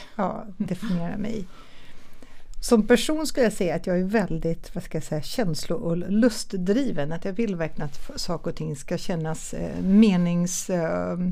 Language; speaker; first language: Swedish; early bilingual, other home language; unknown